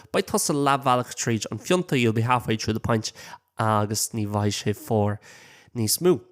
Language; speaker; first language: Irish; non-native, local second language; English